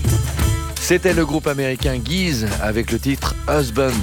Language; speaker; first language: French; native; French